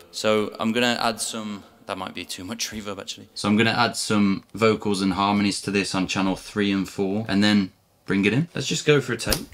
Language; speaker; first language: English; native; English